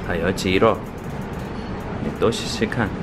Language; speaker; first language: Chinese; non-native, learner; Turkish